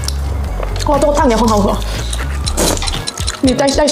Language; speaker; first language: Chinese; non-native, learner; Korean